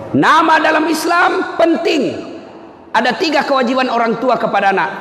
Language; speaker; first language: Indonesian; native; Indonesian